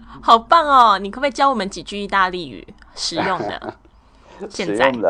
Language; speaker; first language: Chinese; native; Chinese